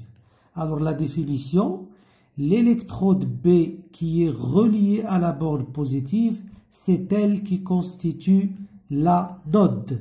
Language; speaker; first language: French; non-native, local second language; Arabic